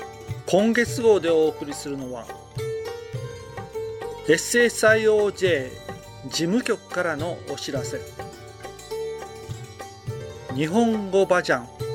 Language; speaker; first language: Japanese; native; Japanese